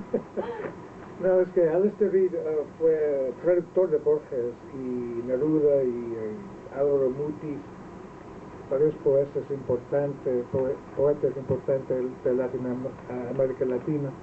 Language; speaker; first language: Spanish; non-native, fluent; Welsh